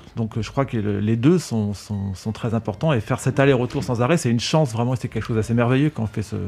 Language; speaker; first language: French; native; French